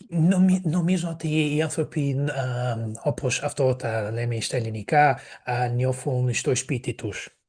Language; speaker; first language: Greek; non-native, fluent; Portuguese